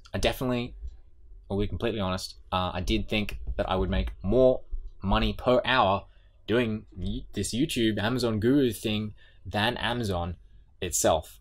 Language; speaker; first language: English; native; English